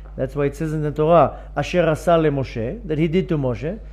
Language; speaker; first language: English; non-native, fluent; Hebrew